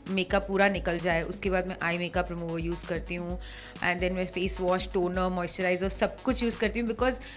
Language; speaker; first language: Hindi; non-native, local second language; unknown